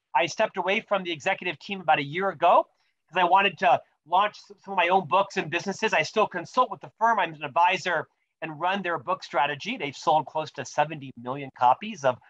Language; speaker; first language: English; native; English